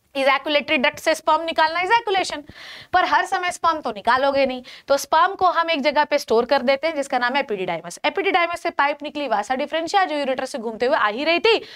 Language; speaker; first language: Hindi; native; Hindi